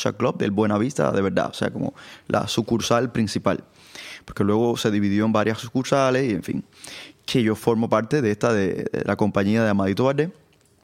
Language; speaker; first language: Spanish; native; Spanish